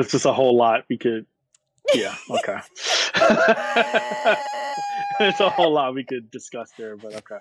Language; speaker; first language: English; native; English